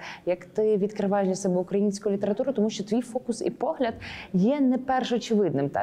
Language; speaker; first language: Ukrainian; native; Ukrainian